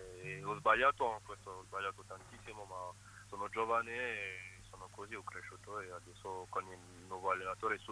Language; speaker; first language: Italian; non-native, fluent; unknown